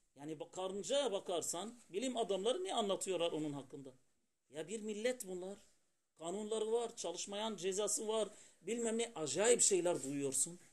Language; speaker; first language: Turkish; non-native, fluent; Arabic